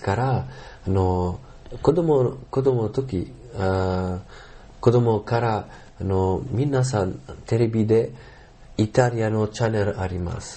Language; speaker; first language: Japanese; non-native, learner; Arabic